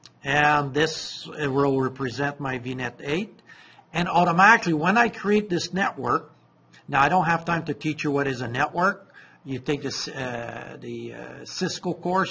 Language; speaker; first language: English; non-native, fluent; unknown